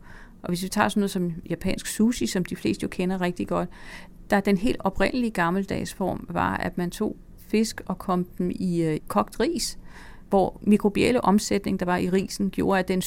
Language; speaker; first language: Danish; native; Danish